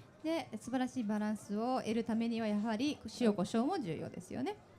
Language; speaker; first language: Japanese; native; Japanese